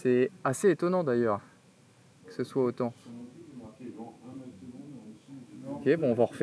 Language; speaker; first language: French; native; French